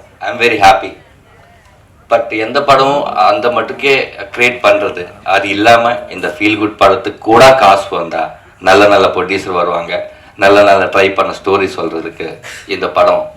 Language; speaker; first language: Tamil; non-native, learner; Telugu